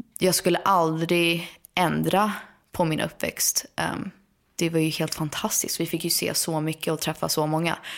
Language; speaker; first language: Swedish; early bilingual, heritage; Swedish